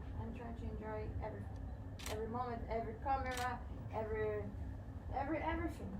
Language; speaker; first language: English; non-native, learner; Portuguese